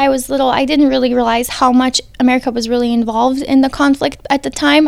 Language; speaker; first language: English; early bilingual, other home language; Bosnian